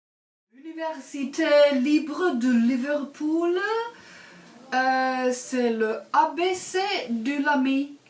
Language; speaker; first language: French; non-native, learner; English